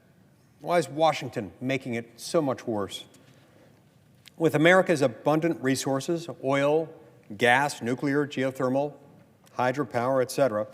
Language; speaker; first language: English; native; English